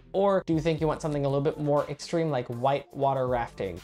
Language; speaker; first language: English; native; English